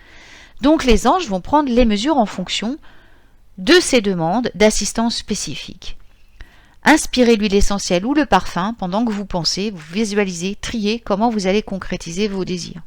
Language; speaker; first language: French; native; French